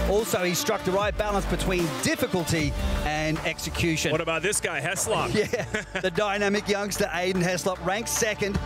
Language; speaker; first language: English; native; English